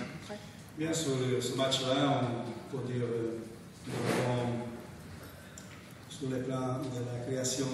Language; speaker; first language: French; non-native, fluent; Portuguese